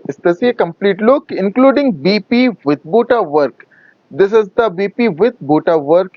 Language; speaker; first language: Hindi; non-native, local second language; Bangla